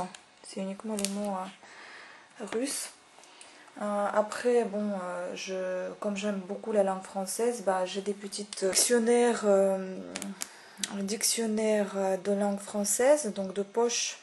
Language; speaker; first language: French; non-native, fluent; Russian